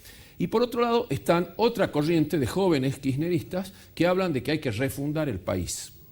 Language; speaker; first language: Spanish; native; Spanish